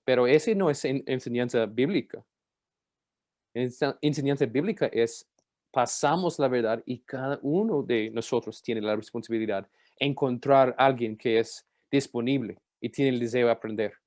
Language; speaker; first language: Spanish; non-native, fluent; English